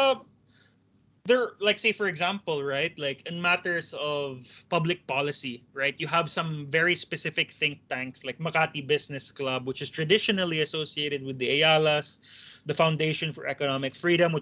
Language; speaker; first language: English; non-native, local second language; Cebuano